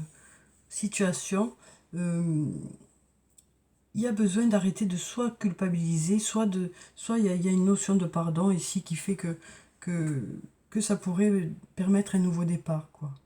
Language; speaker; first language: French; native; French